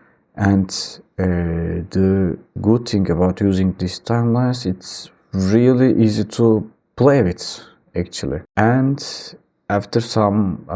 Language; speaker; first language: English; non-native, fluent; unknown